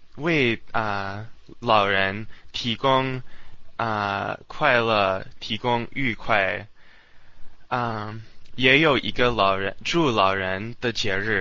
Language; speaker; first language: Chinese; non-native, learner; English